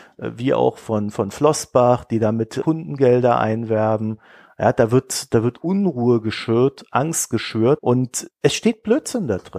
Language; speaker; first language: German; native; German